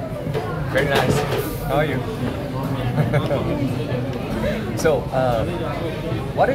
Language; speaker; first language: English; non-native, learner; Korean